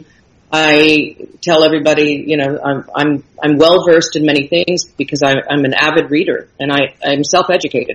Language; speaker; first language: English; native; English